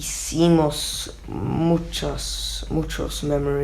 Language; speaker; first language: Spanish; non-native, learner; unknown